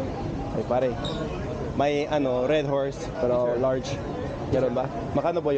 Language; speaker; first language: Filipino; non-native, learner; English